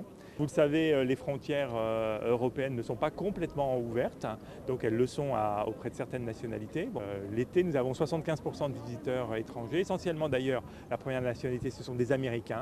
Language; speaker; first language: French; native; French